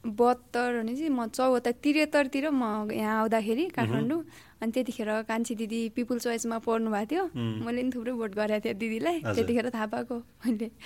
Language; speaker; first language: Nepali; native; Nepali